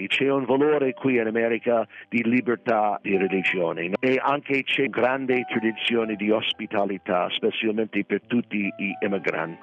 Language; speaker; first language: Italian; non-native, fluent; English